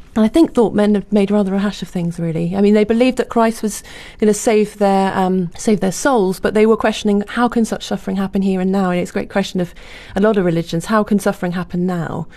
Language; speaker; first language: English; native; English